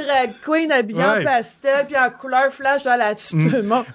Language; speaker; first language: French; native; French